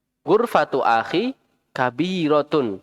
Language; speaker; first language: Arabic; non-native, fluent; Indonesian